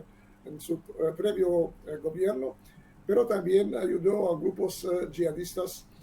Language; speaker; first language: Spanish; non-native, learner; Hebrew